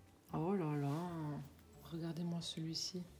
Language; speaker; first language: French; native; French